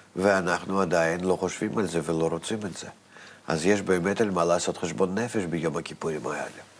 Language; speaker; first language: Hebrew; non-native, fluent; Russian